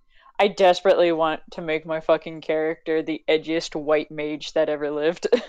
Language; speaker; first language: English; native; English